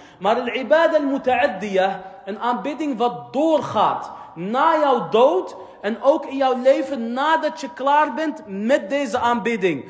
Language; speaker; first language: Dutch; early bilingual, other home language; Arabic